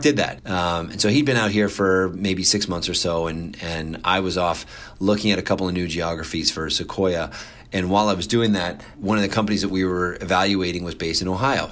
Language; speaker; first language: English; native; English